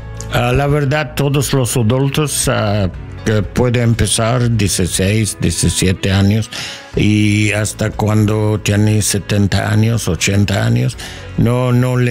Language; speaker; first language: Spanish; non-native, learner; English